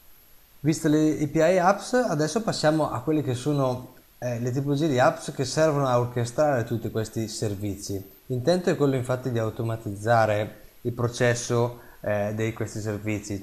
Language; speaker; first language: Italian; native; Italian